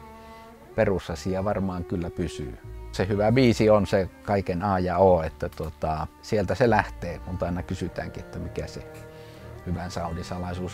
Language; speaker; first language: Finnish; native; Finnish